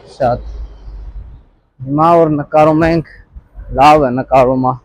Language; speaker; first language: Armenian; non-native, learner; Hindi